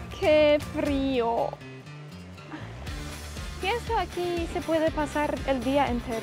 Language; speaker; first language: Spanish; non-native, fluent; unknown